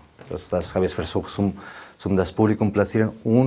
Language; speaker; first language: German; non-native, learner; Spanish